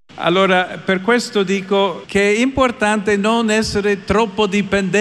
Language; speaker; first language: Italian; non-native, fluent; English